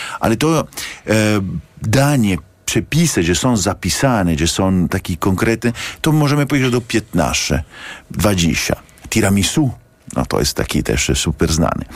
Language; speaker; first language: Polish; non-native, learner; Italian